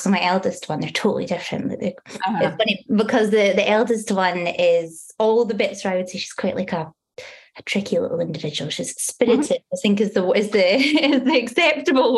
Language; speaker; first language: English; native; English